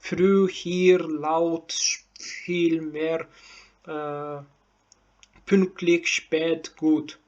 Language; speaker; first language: German; non-native, learner; Turkmen